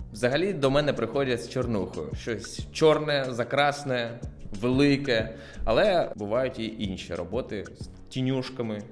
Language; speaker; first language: Ukrainian; non-native, local second language; Russian